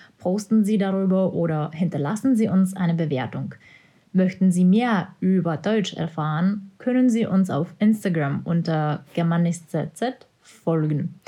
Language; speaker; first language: German; non-native, fluent; Czech